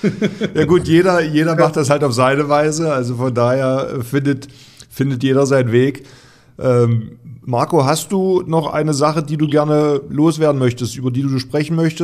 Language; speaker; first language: German; native; German